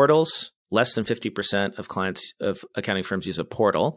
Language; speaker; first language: English; native; English